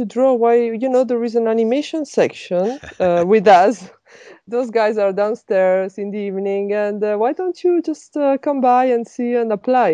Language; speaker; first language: English; non-native, fluent; Italian